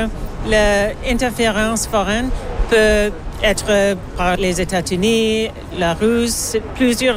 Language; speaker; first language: French; non-native, learner; English